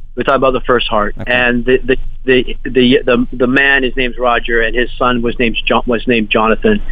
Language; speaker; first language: English; native; English